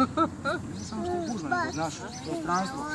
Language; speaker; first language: Serbian; native; Serbian